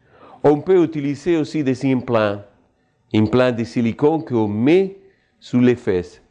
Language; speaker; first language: French; non-native, fluent; Spanish